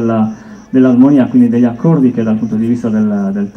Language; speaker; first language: Italian; native; Italian